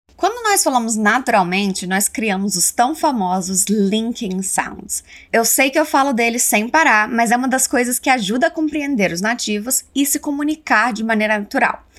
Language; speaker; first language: Portuguese; native; Portuguese